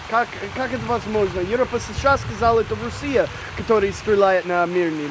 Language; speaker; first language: Russian; non-native, learner; English